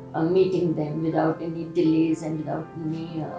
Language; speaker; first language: English; non-native, local second language; Hindi